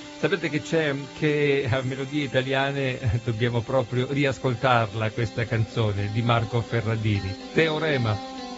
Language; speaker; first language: Italian; native; Italian